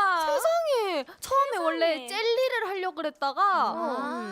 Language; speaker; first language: Korean; native; Korean